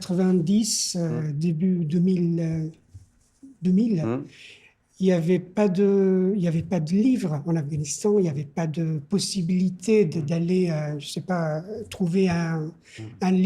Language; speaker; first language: French; non-native, fluent; Persian